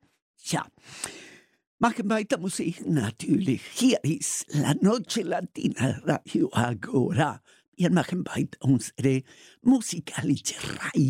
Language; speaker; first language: German; non-native, learner; Spanish